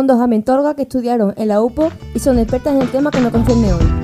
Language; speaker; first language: Spanish; native; Spanish